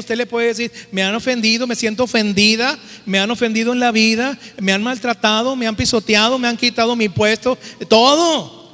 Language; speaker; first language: Spanish; native; Spanish